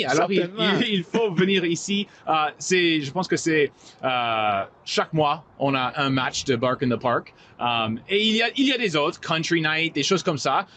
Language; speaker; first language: French; non-native, local second language; English